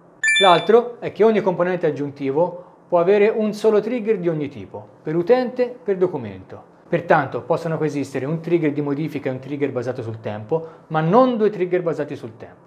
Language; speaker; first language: Italian; native; Italian